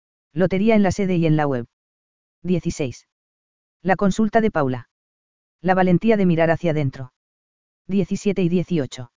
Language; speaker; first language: Spanish; native; Spanish